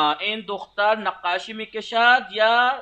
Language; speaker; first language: Persian; non-native, fluent; Urdu